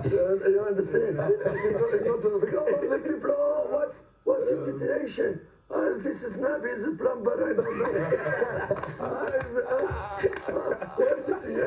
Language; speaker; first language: English; non-native, learner; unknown